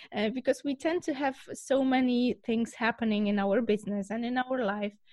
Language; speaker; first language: English; non-native, fluent; Polish